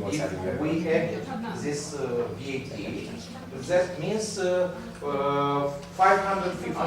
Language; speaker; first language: English; non-native, learner; Romanian